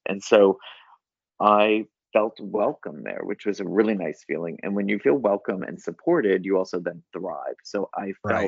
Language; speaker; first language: English; native; English